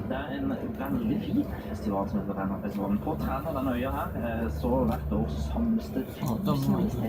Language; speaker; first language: Norwegian; native; Norwegian